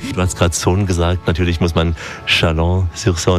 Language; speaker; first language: German; native; German